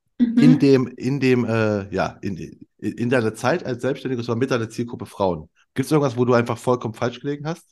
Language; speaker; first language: German; native; German